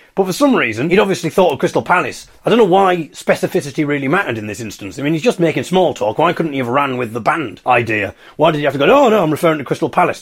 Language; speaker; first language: English; native; English